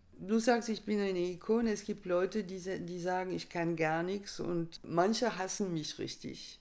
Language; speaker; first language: German; non-native, fluent; French